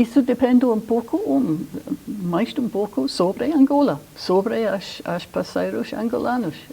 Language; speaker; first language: Portuguese; non-native, fluent; English